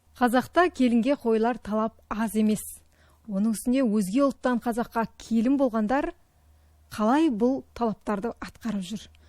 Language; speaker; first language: Kazakh; native; Kazakh